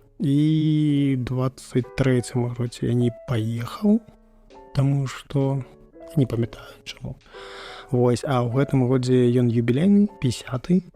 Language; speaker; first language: Belarusian; non-native, local second language; Russian